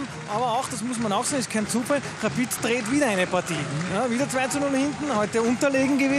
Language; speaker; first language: German; native; German